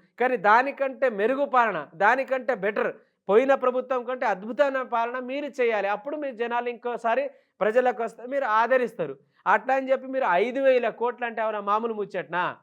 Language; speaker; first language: Telugu; non-native, local second language; Lambadi